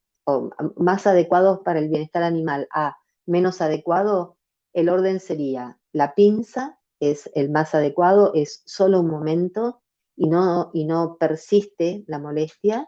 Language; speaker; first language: Spanish; native; Spanish